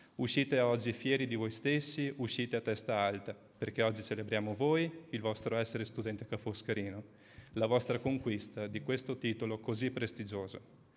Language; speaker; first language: Italian; native; Italian